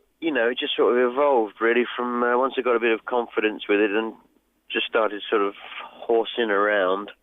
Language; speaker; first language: English; native; English